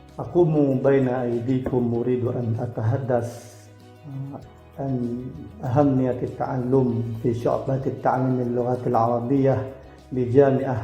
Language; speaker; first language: Arabic; non-native, fluent; Indonesian